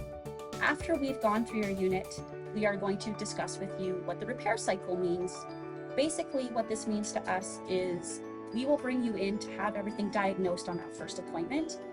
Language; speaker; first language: English; native; English